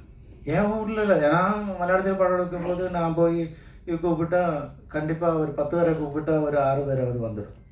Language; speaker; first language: Tamil; non-native, learner; Malayalam